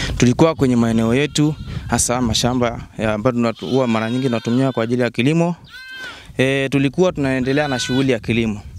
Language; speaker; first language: Swahili; non-native, local second language; Masai